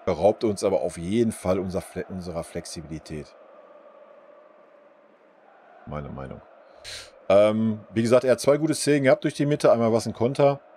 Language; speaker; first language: German; native; German